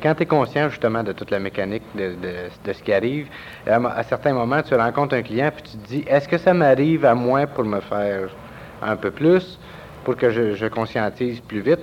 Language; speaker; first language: French; native; French